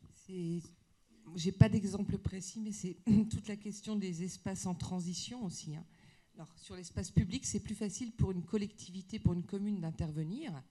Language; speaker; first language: French; native; French